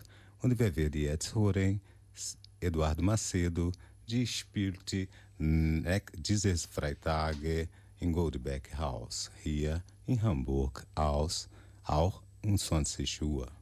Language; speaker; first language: German; non-native, learner; Portuguese